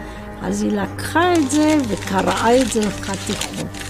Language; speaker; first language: Hebrew; non-native, fluent; Romanian